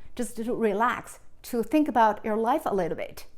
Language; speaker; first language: English; non-native, fluent; Chinese